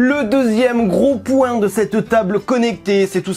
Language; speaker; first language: French; native; French